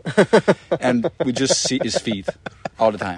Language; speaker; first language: English; non-native, fluent; French